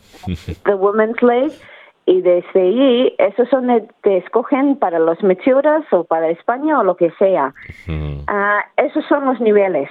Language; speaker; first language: Spanish; early bilingual, heritage; Spanish